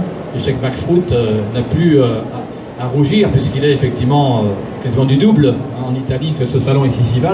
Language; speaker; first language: French; native; French